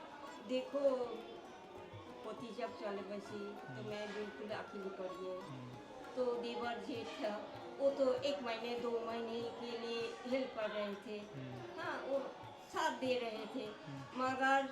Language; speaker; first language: Hindi; non-native, local second language; Bangla